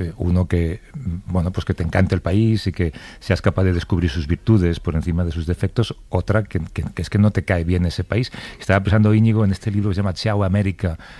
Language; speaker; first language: Spanish; native; Spanish